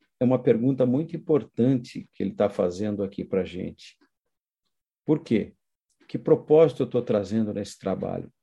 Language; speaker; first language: Portuguese; native; Portuguese